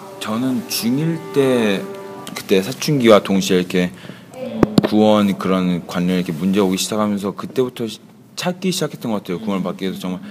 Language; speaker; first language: Korean; early bilingual, heritage; Korean